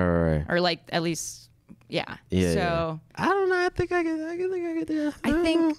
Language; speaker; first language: English; native; English